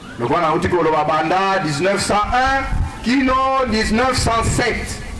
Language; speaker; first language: Lingala; native; Lingala